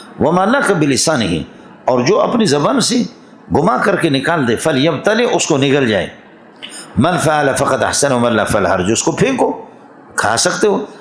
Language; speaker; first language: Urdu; non-native, local second language; Brahui